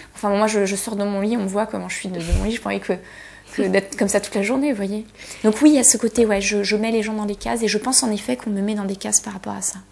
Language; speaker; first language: French; early bilingual, other home language; Polish